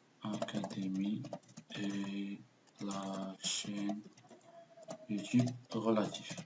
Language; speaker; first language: French; non-native, local second language; Arabic